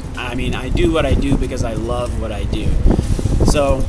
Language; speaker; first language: English; native; English